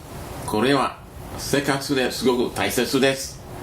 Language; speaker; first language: Japanese; non-native, learner; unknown